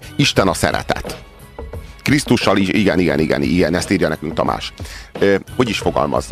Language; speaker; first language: Hungarian; native; Hungarian